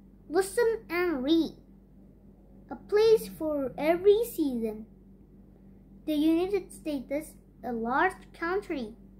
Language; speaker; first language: English; non-native, learner; Indonesian